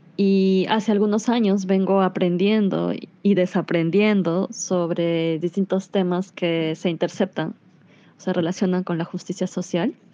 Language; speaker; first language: Spanish; native; Spanish